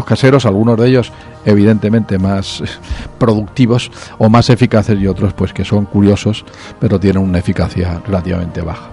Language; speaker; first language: Spanish; native; Spanish